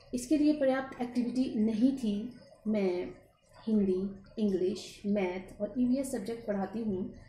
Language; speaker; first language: Hindi; native; Hindi